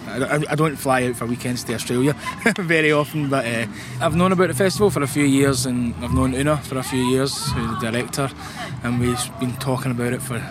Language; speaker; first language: English; native; English